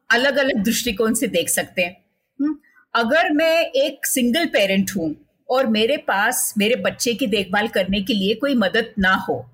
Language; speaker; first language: Hindi; non-native, local second language; Marathi